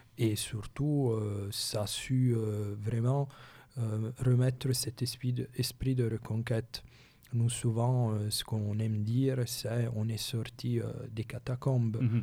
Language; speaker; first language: French; non-native, local second language; Italian